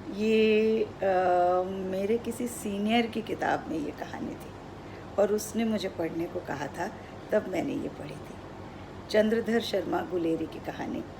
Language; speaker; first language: Hindi; non-native, local second language; Odia